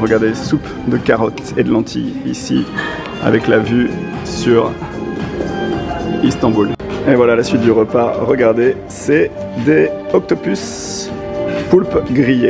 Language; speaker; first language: French; native; French